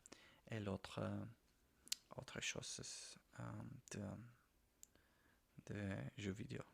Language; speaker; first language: French; non-native, learner; Spanish